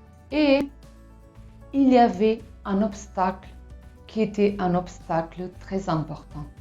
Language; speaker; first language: French; non-native, fluent; Spanish